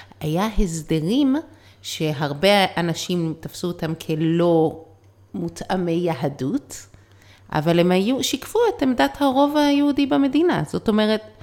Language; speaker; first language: Hebrew; native; Hebrew